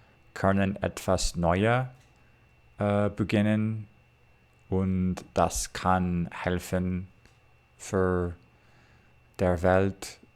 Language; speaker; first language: German; non-native, learner; English